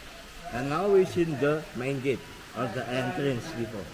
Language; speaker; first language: English; non-native, learner; Indonesian